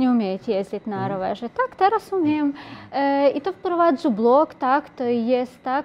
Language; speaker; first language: Polish; non-native, learner; Ukrainian